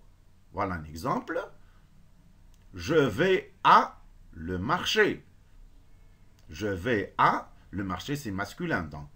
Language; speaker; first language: French; non-native, local second language; Arabic